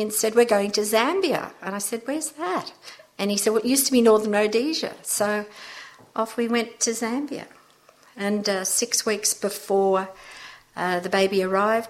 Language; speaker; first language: English; native; English